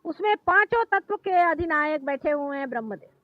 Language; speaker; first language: Hindi; non-native, local second language; Marathi